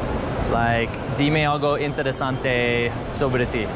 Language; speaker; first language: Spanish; non-native, learner; English